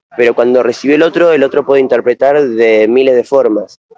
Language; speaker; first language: Spanish; native; Spanish